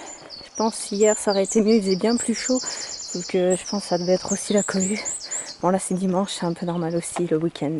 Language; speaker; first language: French; native; French